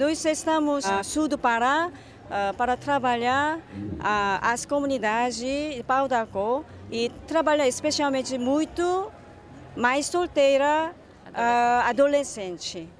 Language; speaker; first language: Portuguese; non-native, learner; Italian